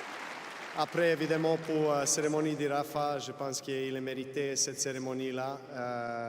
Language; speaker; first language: French; non-native, fluent; Serbian